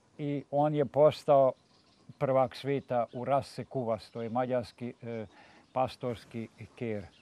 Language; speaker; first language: Serbian; non-native, local second language; Hungarian